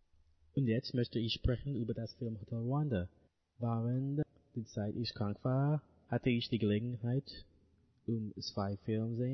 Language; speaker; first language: German; non-native, learner; English